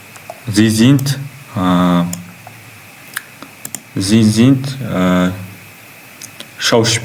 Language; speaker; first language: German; non-native, learner; Uzbek